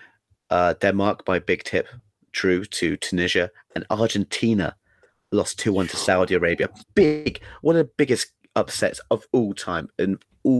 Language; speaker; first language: English; native; English